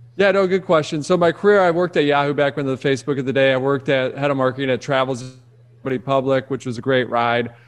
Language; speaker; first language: English; native; English